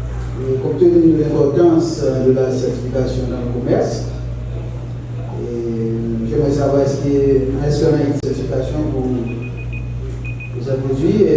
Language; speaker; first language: French; non-native, local second language; Haitian Creole